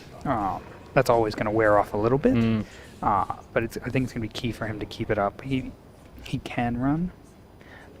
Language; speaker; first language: English; native; English